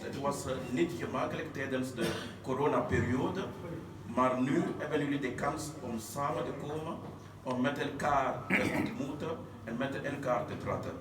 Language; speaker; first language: Dutch; non-native, fluent; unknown